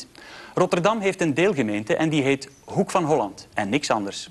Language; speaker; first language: Dutch; native; Dutch